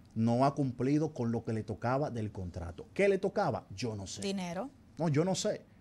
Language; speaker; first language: Spanish; native; Spanish